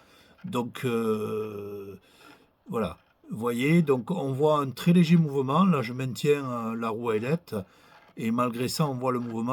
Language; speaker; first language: French; native; French